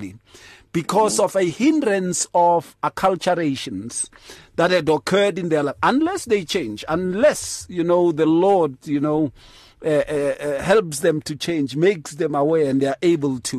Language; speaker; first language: English; non-native, local second language; Northern Sotho